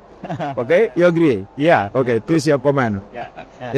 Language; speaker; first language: English; non-native, learner; Indonesian